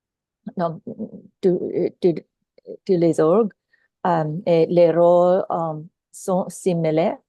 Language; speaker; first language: French; non-native, local second language; Filipino